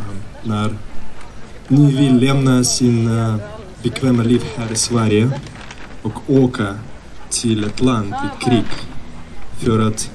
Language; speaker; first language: Swedish; non-native, fluent; Ukrainian